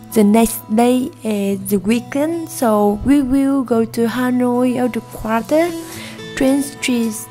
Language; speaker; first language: English; non-native, learner; Vietnamese